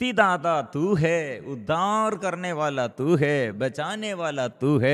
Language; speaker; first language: Hindi; non-native, local second language; Malayalam